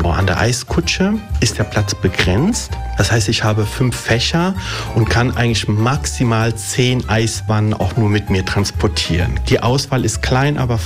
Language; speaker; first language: German; early bilingual, other home language; Italian